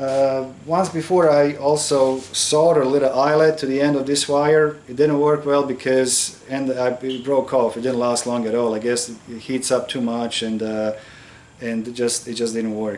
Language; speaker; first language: English; non-native, fluent; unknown